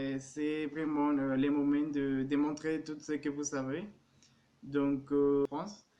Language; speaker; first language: French; non-native, fluent; Spanish